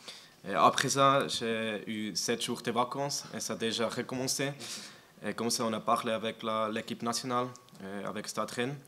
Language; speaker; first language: French; non-native, learner; German